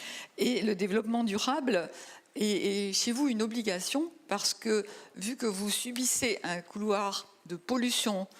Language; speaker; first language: French; native; French